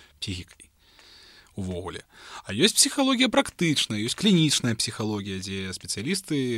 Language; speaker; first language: Belarusian; non-native, local second language; Russian